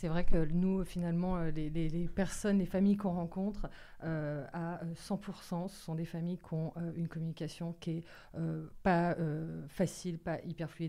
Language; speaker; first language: French; native; French